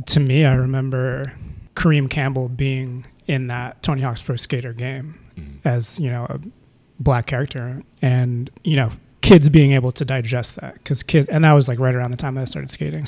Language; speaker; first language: English; native; English